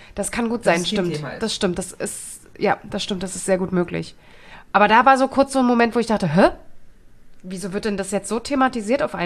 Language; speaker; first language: German; native; German